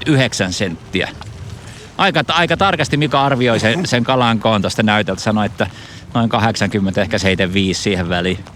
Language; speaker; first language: Finnish; native; Finnish